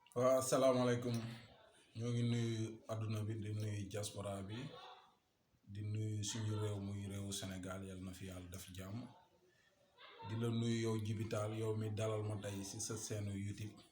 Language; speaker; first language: Wolof; non-native, local second language; Fula